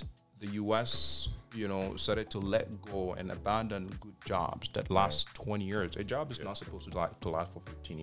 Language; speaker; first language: English; non-native, fluent; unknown